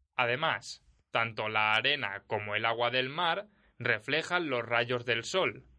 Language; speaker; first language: Spanish; native; Spanish